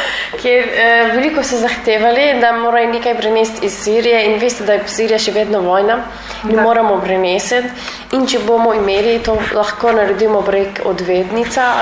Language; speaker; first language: Slovenian; non-native, learner; Arabic